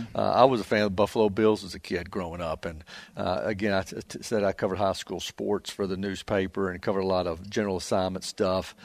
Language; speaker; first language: English; native; English